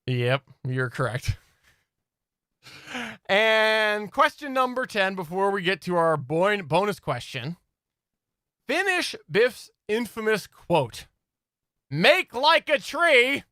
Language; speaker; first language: English; native; English